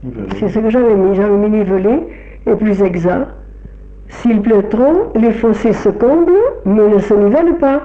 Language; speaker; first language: French; native; French